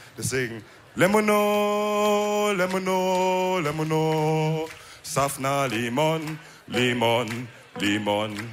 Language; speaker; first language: German; early bilingual, other home language; Wolof